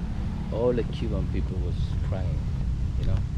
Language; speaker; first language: English; non-native, fluent; Spanish